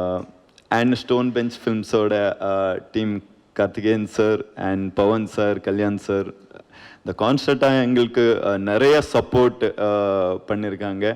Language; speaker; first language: Tamil; non-native, learner; Kannada